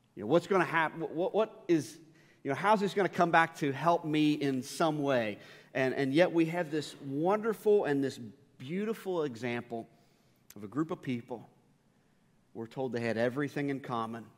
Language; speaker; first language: English; native; English